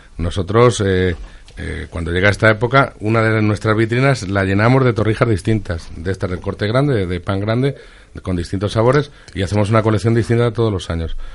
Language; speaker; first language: Spanish; native; Spanish